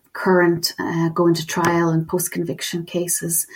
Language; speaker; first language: English; native; English